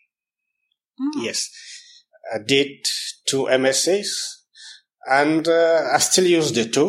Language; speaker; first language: English; non-native, local second language; French